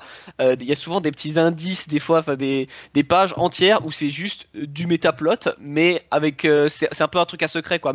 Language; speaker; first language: French; native; French